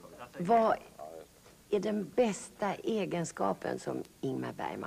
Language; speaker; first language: Swedish; native; Swedish